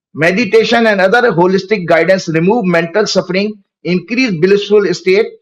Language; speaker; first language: English; non-native, local second language; Hindi